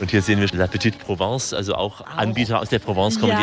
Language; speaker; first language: German; native; German